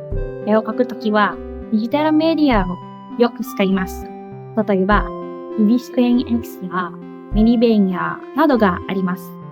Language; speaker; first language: Japanese; non-native, learner; Indonesian